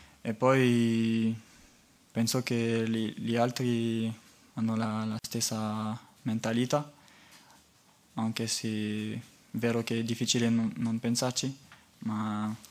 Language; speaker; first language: Italian; non-native, fluent; French